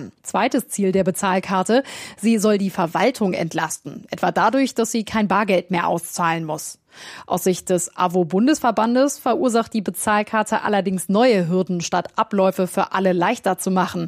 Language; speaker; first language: German; native; German